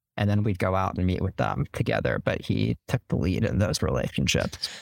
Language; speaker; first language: English; native; English